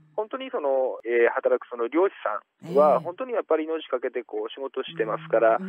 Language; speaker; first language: Japanese; native; Japanese